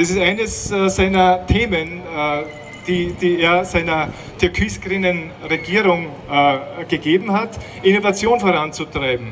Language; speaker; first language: German; native; German